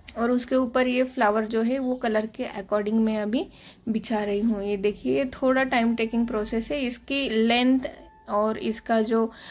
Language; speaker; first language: Hindi; non-native, local second language; Marathi